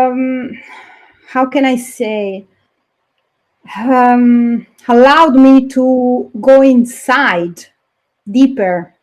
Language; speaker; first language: English; non-native, fluent; Italian